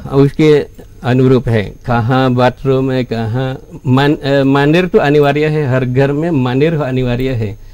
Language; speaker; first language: Hindi; non-native, fluent; Indonesian